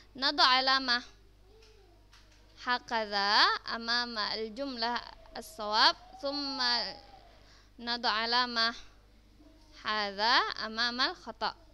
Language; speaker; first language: Arabic; non-native, fluent; Indonesian